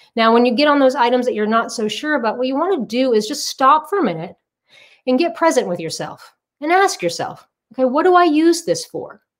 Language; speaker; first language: English; native; English